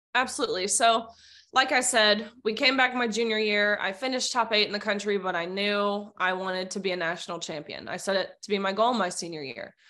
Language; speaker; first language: English; native; English